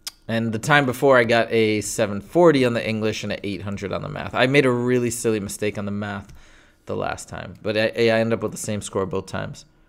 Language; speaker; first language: English; native; English